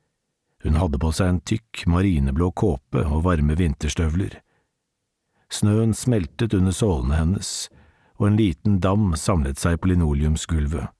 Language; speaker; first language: Norwegian; native; Norwegian